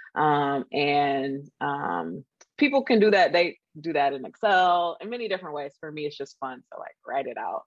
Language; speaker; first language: English; native; English